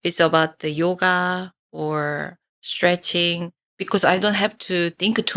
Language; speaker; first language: English; non-native, fluent; Korean